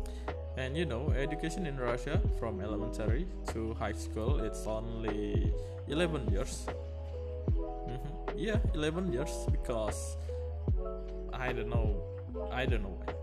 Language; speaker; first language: English; non-native, learner; Indonesian